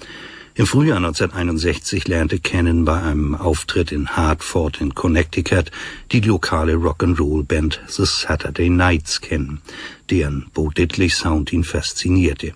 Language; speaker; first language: German; native; German